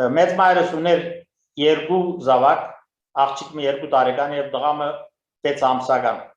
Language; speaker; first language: Armenian; native; Armenian